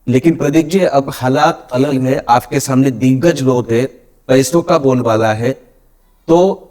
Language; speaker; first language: Hindi; non-native, local second language; Marathi